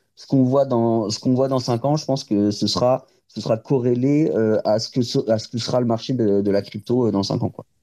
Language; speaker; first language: French; native; French